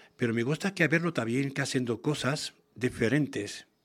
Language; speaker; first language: Spanish; non-native, learner; Arabic